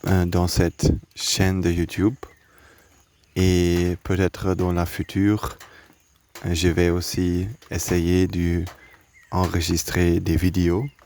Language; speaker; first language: French; non-native, learner; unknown